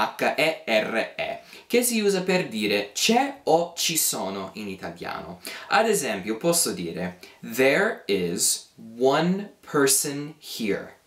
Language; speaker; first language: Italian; non-native, fluent; English